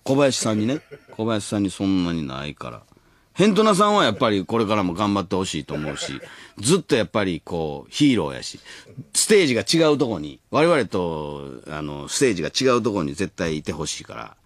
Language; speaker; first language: Japanese; native; Japanese